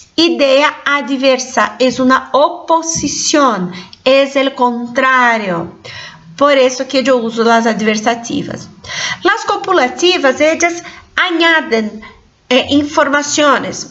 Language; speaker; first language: Spanish; non-native, fluent; Portuguese